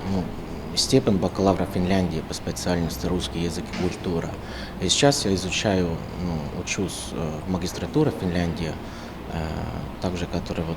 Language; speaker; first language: Russian; non-native, fluent; Finnish